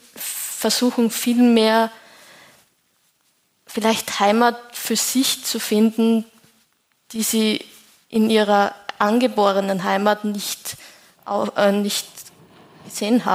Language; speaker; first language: German; native; German